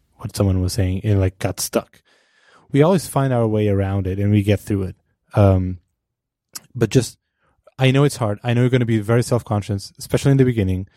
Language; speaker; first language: English; non-native, fluent; Portuguese